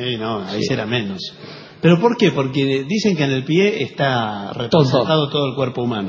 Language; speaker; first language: Spanish; native; Spanish